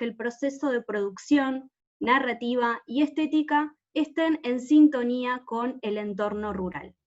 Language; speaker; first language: Spanish; native; Spanish